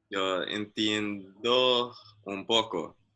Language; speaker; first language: Spanish; non-native, learner; English